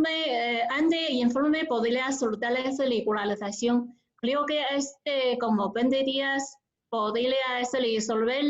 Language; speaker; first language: Spanish; non-native, learner; Chinese